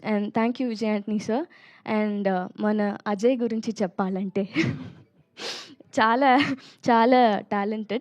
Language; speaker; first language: Telugu; non-native, learner; Tamil